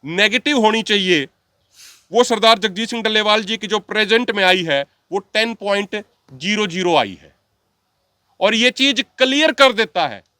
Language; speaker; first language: Hindi; non-native, local second language; Punjabi